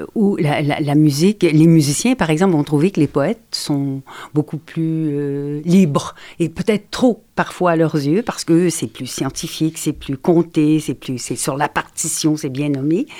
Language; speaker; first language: French; native; French